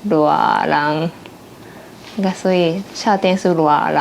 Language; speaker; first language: Chinese; non-native, fluent; Japanese